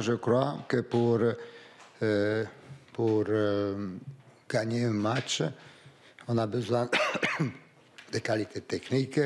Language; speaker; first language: French; non-native, fluent; Romanian